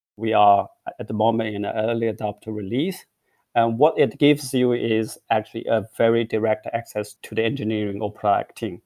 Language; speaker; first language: English; non-native, fluent; Chinese